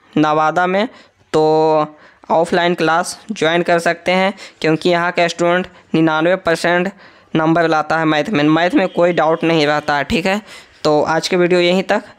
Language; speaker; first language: Hindi; native; Hindi